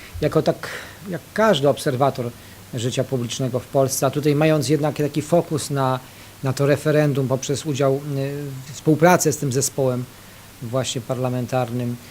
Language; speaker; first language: Polish; native; Polish